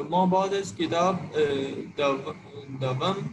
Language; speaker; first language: Persian; non-native, learner; Urdu